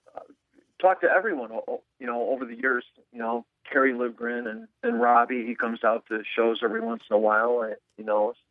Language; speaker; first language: English; native; English